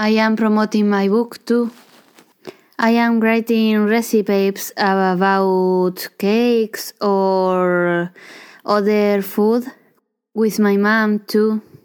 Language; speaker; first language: English; non-native, learner; Spanish